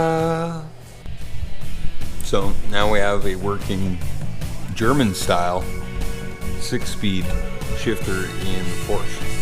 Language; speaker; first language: English; native; English